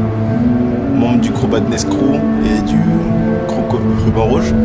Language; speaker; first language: French; native; French